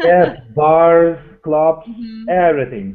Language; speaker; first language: English; non-native, learner; Turkish